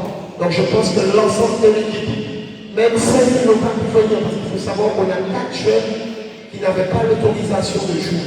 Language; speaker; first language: French; native; French